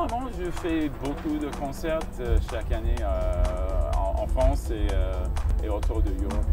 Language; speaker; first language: French; non-native, learner; English